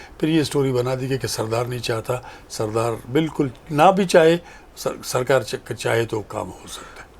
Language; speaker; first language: Urdu; non-native, local second language; Pashto